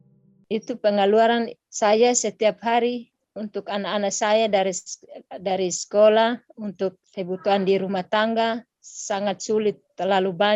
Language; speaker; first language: Indonesian; non-native, local second language; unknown